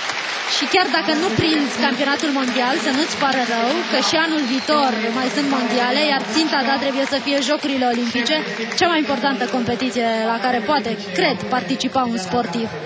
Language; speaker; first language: Romanian; native; Romanian